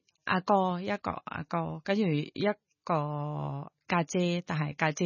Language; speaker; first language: Cantonese; non-native, learner; Thai